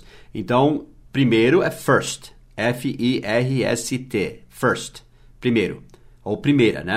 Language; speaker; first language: Portuguese; non-native, fluent; English